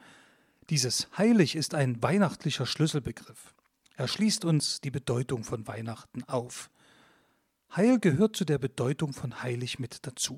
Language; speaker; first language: German; native; German